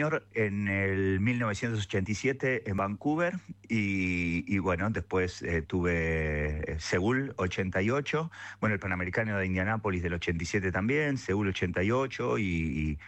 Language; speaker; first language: Spanish; native; Spanish